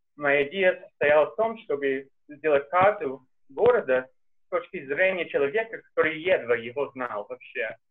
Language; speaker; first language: Russian; non-native, fluent; English